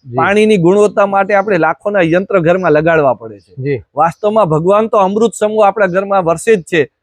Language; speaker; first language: Gujarati; native; Gujarati